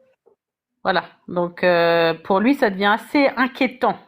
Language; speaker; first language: French; native; French